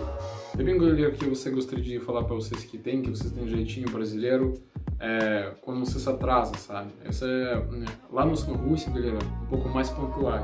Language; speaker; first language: Portuguese; non-native, learner; Russian